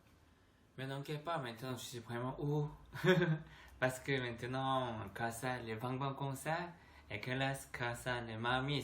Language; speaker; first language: French; non-native, learner; Korean